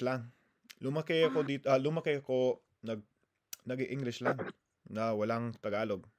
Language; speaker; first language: Filipino; non-native, learner; English